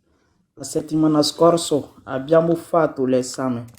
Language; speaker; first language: Italian; non-native, learner; French